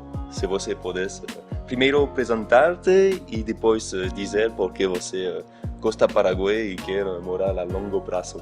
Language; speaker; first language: Portuguese; non-native, learner; French